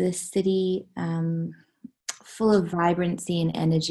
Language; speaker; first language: English; native; English